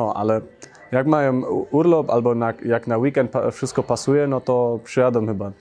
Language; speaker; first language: Polish; early bilingual, heritage; Polish